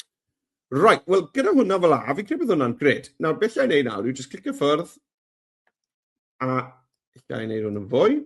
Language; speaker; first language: Welsh; native; Welsh